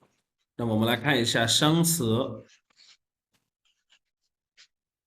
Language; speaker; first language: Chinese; non-native, fluent; Urdu